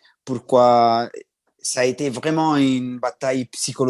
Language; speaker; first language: French; non-native, learner; Italian